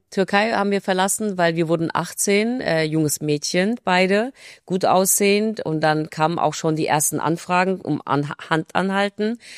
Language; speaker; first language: German; non-native, fluent; Turkish